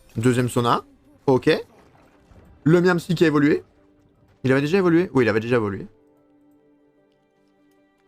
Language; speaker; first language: French; native; French